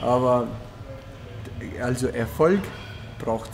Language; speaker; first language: German; non-native, fluent; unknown